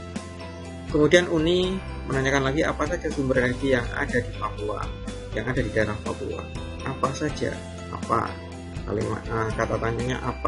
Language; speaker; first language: Indonesian; native; Indonesian